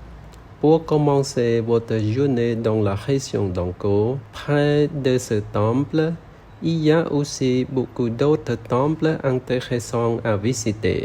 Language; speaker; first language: French; non-native, learner; Khmer